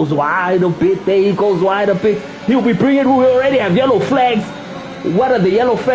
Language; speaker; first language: English; non-native, local second language; Zulu